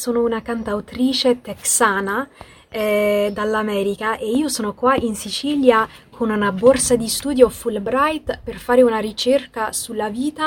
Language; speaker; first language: Italian; non-native, fluent; English